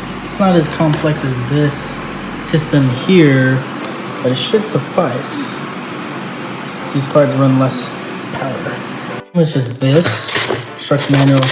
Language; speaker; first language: English; native; English